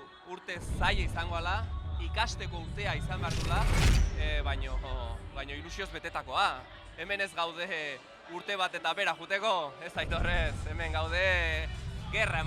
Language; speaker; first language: Basque; native; Basque